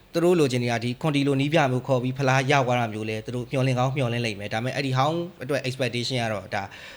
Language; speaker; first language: Burmese; native; Burmese